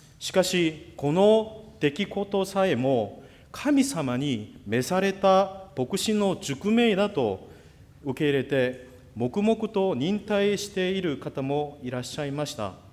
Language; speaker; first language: Japanese; non-native, fluent; Korean